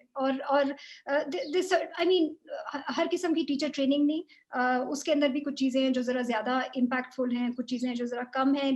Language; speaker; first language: Urdu; non-native, local second language; Punjabi